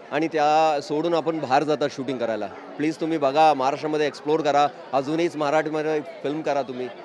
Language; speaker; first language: Marathi; non-native, local second language; Malayalam